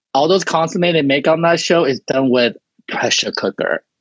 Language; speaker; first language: English; non-native, fluent; Chinese